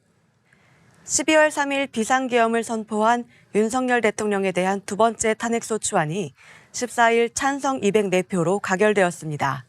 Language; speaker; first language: Korean; native; Korean